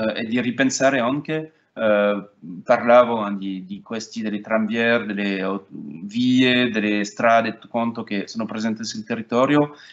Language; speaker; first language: Italian; non-native, fluent; French